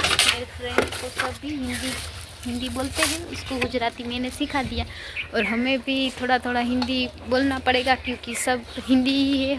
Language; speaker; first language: Hindi; non-native, local second language; Gujarati